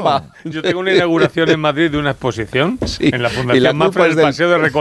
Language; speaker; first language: Spanish; native; Spanish